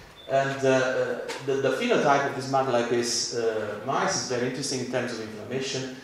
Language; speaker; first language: English; non-native, fluent; Italian